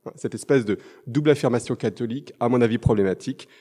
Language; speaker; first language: French; native; French